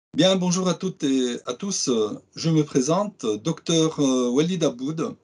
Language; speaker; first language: French; non-native, local second language; Arabic